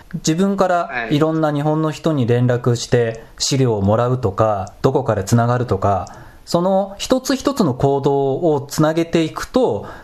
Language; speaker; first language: Japanese; native; Japanese